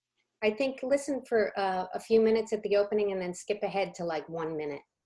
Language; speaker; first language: English; native; English